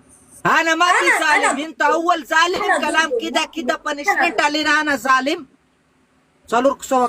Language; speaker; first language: Arabic; non-native, learner; Pashto